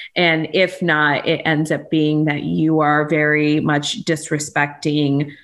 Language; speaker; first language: English; native; English